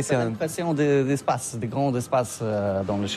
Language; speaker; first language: French; non-native, learner; Polish